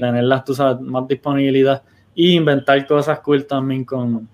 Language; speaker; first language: Spanish; early bilingual, heritage; Spanish